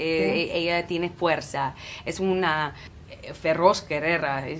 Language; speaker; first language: Spanish; non-native, fluent; English